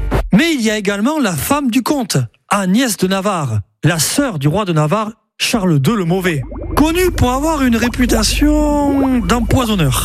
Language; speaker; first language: French; native; French